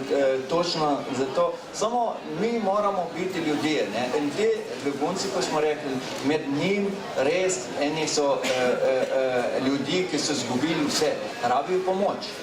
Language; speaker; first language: Slovenian; non-native, local second language; Arabic